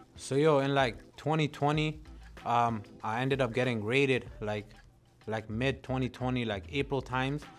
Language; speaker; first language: English; non-native, fluent; Punjabi